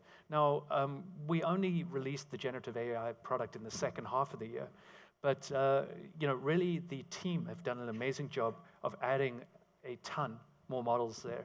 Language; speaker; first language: English; native; English